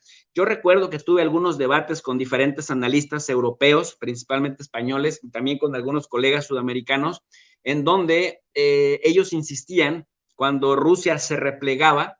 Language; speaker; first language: Spanish; native; Spanish